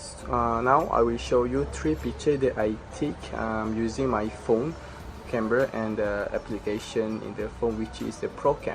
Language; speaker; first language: English; non-native, learner; Malay